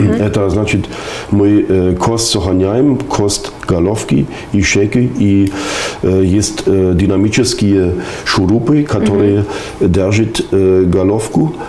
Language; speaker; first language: Russian; non-native, fluent; German